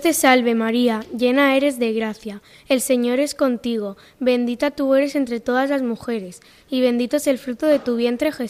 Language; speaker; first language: Spanish; native; Spanish